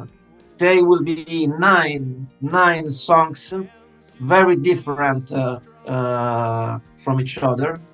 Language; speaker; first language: English; non-native, fluent; Italian